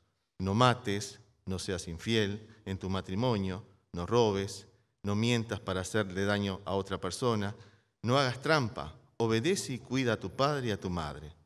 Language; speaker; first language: Spanish; native; Spanish